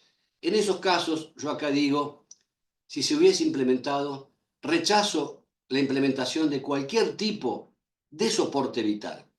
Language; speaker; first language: Spanish; native; Spanish